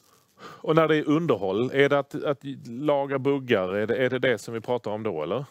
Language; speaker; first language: Swedish; native; Swedish